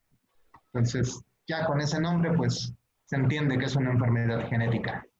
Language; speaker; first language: Spanish; native; Spanish